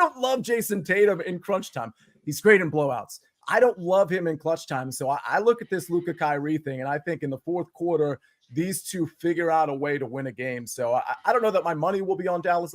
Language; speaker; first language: English; native; English